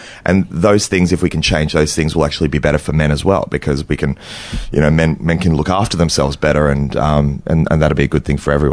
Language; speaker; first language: English; native; English